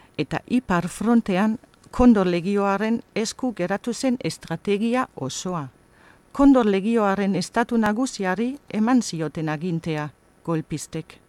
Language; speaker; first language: Basque; non-native, fluent; German